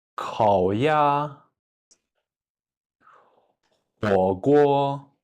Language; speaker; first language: Chinese; non-native, fluent; Kyrgyz